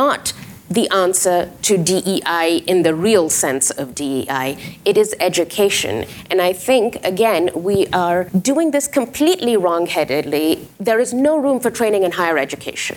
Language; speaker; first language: English; non-native, local second language; Urdu